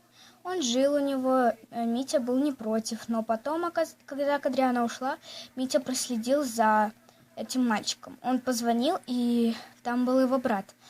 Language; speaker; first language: Russian; native; Russian